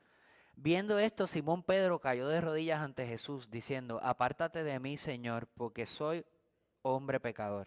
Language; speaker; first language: Spanish; native; Spanish